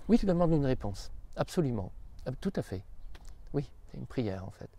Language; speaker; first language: French; native; French